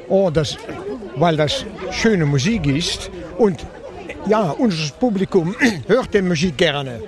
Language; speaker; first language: German; non-native, learner; Dutch